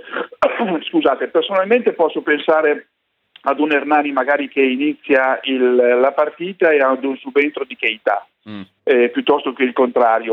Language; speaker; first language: Italian; native; Italian